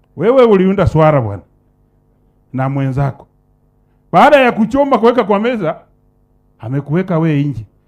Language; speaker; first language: Swahili; non-native, local second language; Luyia